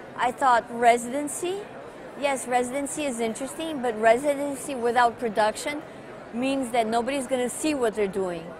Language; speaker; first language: English; non-native, fluent; Portuguese